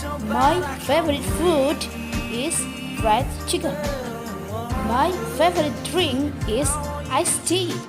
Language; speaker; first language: English; non-native, fluent; Indonesian